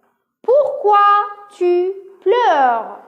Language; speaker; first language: French; non-native, local second language; Arabic